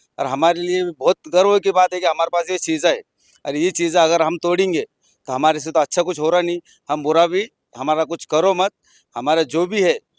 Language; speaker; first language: Hindi; non-native, local second language; Urdu